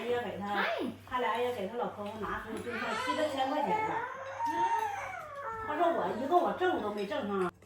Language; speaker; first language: Chinese; native; Chinese